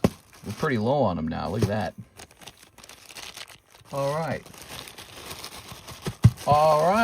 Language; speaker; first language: English; native; English